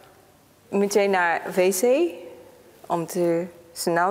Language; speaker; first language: Dutch; non-native, fluent; Japanese